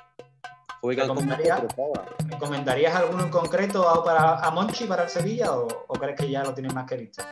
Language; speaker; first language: Spanish; native; Spanish